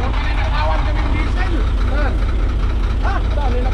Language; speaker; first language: Filipino; non-native, local second language; Cebuano